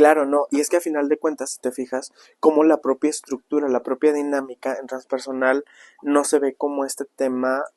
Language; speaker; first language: Spanish; native; Spanish